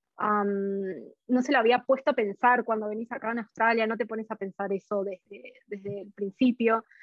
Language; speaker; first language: Spanish; native; Spanish